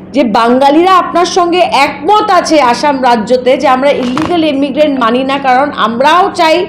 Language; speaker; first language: Bangla; native; Bangla